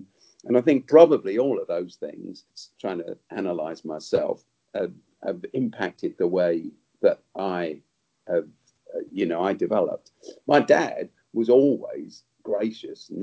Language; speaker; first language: English; native; English